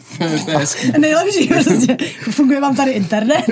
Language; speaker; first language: Czech; native; Czech